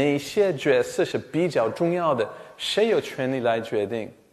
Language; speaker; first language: Chinese; non-native, fluent; English